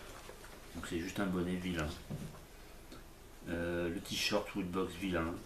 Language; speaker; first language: French; native; French